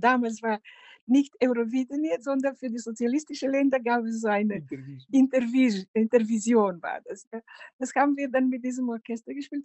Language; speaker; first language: German; non-native, fluent; Macedonian